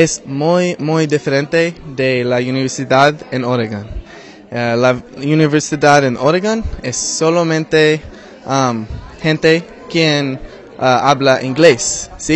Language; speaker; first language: Spanish; non-native, learner; English